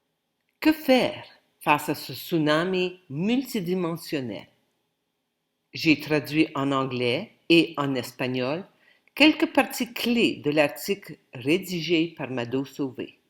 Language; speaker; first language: French; native; French